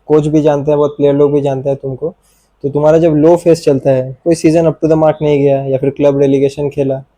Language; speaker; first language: Hindi; non-native, local second language; Bangla